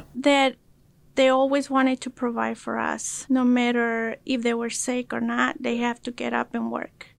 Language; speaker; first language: English; early bilingual, other home language; Spanish